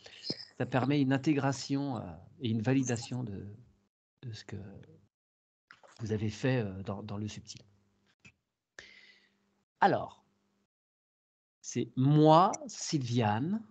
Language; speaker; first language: French; native; French